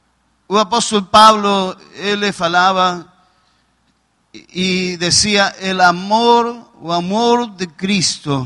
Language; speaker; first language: Portuguese; non-native, learner; Spanish